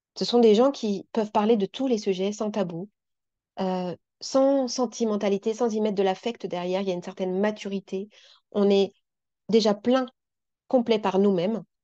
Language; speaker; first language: French; native; French